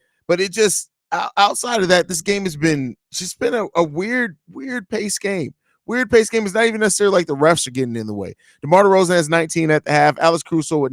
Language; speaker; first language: English; native; English